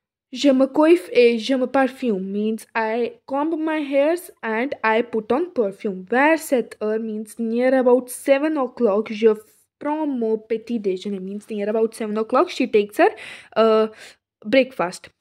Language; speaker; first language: English; non-native, local second language; Hindi